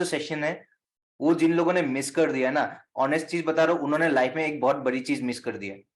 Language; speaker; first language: Hindi; non-native, local second language; Assamese